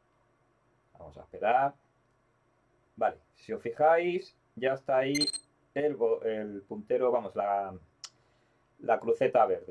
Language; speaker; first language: Spanish; native; Spanish